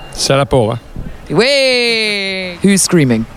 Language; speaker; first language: English; native; English